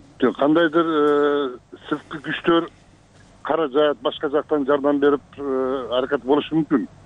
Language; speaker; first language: Kyrgyz; non-native, local second language; Uzbek